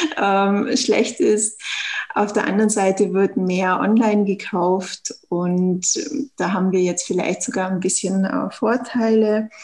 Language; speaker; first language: German; native; German